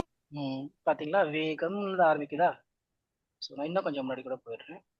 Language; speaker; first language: Tamil; native; Tamil